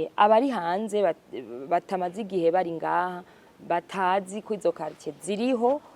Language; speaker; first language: Rundi; early bilingual, heritage; Rundi